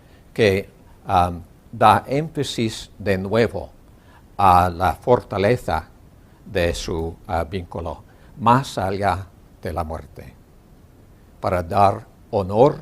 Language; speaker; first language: Spanish; non-native, learner; English